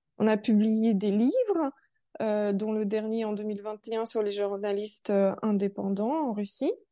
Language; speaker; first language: French; early bilingual, other home language; Russian